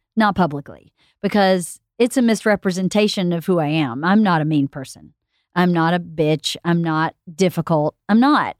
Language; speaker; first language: English; native; English